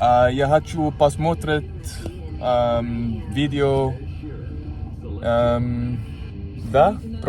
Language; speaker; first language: Russian; non-native, learner; English